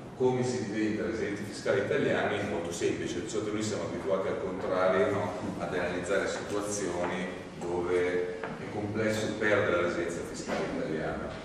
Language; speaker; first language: Italian; native; Italian